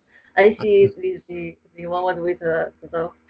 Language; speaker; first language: English; non-native, learner; Spanish